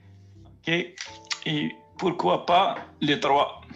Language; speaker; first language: French; native; French